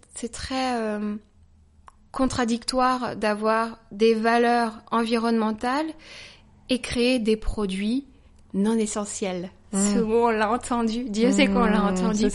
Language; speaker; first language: French; native; French